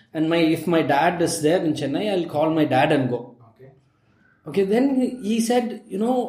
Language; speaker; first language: English; non-native, local second language; Tamil